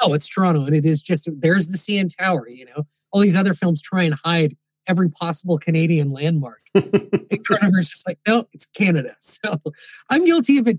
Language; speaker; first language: English; native; English